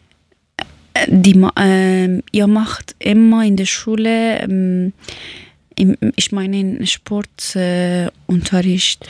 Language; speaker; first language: German; non-native, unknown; Persian